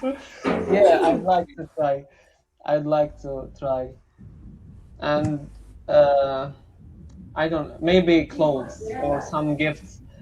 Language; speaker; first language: English; non-native, learner; Arabic